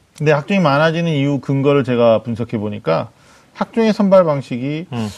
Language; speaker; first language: Korean; native; Korean